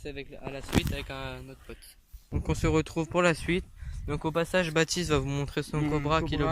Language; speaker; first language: French; native; French